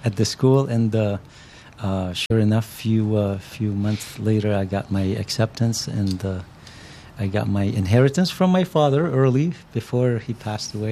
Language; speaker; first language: English; non-native, fluent; Arabic